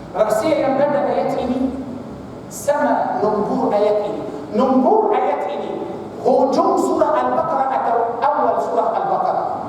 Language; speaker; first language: Malay; non-native, fluent; Arabic